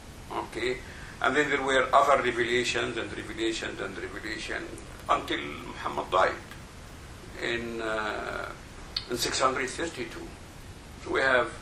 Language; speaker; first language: English; non-native, fluent; Arabic